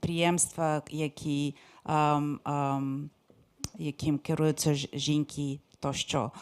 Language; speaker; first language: Ukrainian; non-native, fluent; English